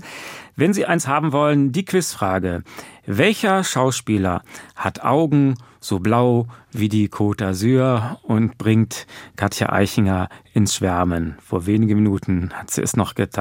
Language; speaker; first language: German; native; German